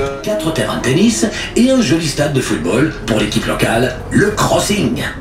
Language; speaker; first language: French; native; French